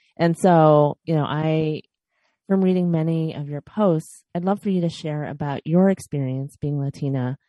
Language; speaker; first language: English; early bilingual, other home language; Filipino